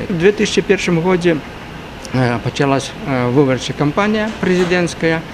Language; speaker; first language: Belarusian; native; Belarusian